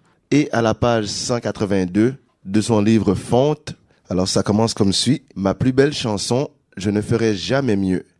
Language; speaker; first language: French; native; French